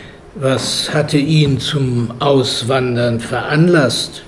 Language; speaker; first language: German; native; German